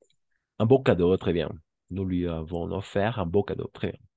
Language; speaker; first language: French; non-native, fluent; Spanish